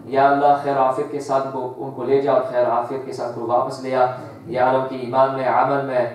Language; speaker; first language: Urdu; early bilingual, other home language; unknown